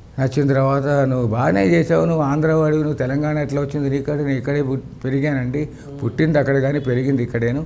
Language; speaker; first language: Telugu; native; Telugu